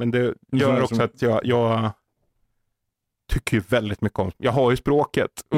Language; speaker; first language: Swedish; native; Swedish